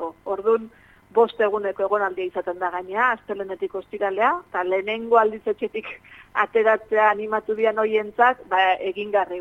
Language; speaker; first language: Basque; native; Basque